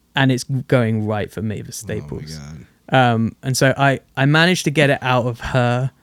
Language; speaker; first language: English; native; English